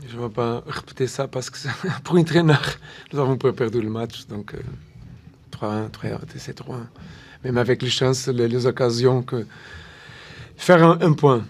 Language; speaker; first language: French; non-native, learner; Portuguese